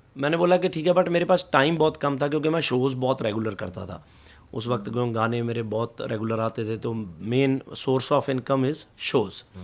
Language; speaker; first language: Hindi; non-native, local second language; Punjabi